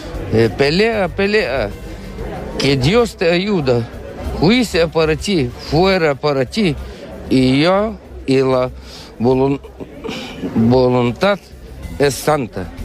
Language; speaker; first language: Spanish; non-native, learner; Ukrainian